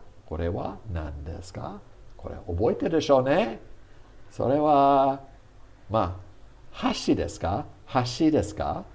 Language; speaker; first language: Japanese; non-native, fluent; English